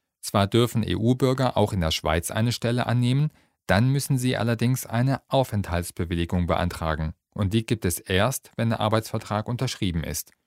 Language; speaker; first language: German; native; German